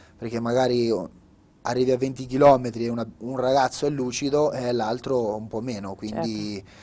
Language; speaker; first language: Italian; native; Italian